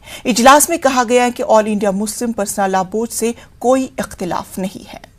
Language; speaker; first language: Hindi; native; Hindi